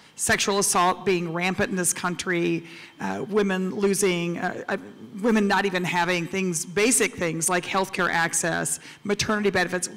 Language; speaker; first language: English; native; English